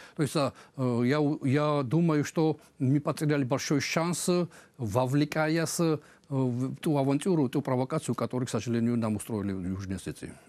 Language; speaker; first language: Russian; non-native, local second language; Georgian